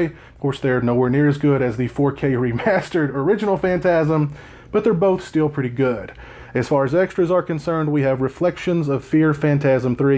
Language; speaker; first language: English; native; English